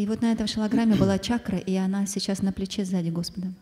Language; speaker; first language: Russian; native; Russian